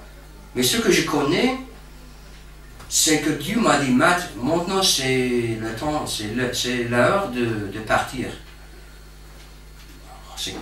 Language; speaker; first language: French; non-native, fluent; English